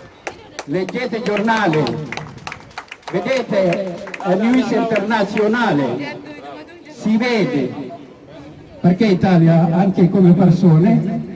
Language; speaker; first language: Italian; non-native, learner; Oromo